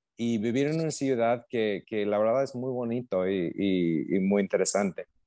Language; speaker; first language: Spanish; non-native, fluent; English